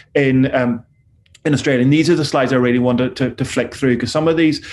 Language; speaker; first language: English; native; English